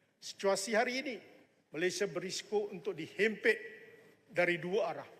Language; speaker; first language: Malay; non-native, local second language; Chinese